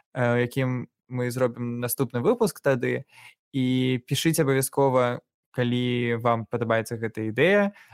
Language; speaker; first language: Belarusian; non-native, local second language; Russian